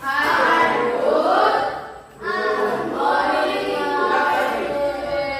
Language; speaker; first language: English; non-native, learner; Indonesian